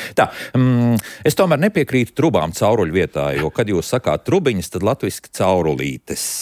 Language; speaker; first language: Latvian; native; Latvian